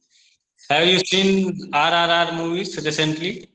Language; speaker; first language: English; non-native, learner; Hindi